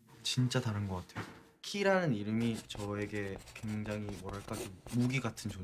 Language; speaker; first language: Korean; native; Korean